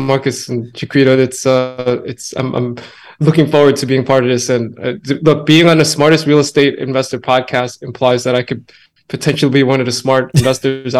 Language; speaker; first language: English; native; English